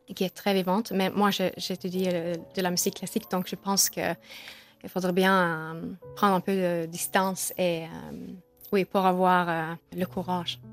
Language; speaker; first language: French; native; French